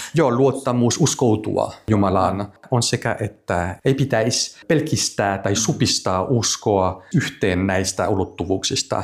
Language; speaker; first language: Finnish; non-native, fluent; French